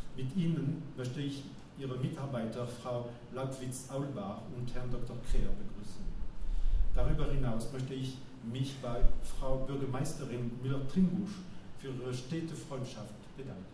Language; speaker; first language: German; non-native, fluent; French